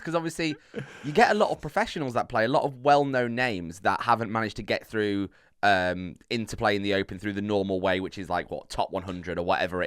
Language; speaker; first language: English; native; English